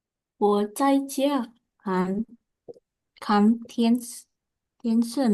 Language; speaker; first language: Chinese; non-native, learner; Indonesian